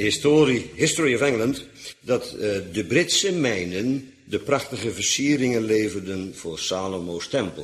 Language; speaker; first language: Dutch; native; Dutch